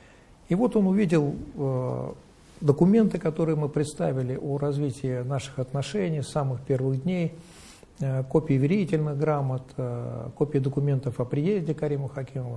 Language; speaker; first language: Russian; native; Russian